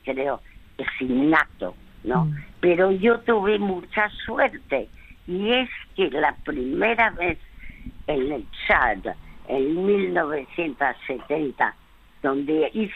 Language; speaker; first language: Spanish; early bilingual, other home language; French